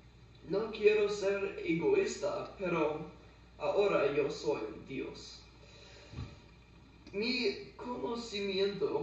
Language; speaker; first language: Spanish; non-native, learner; English